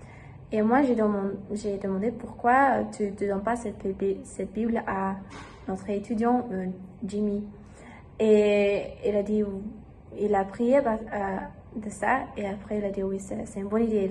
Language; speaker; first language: French; non-native, learner; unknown